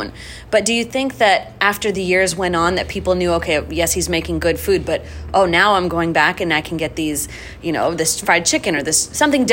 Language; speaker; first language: English; native; English